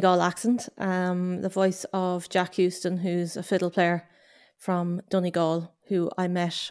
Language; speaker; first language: English; native; English